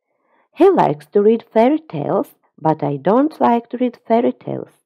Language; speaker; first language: English; non-native, fluent; Russian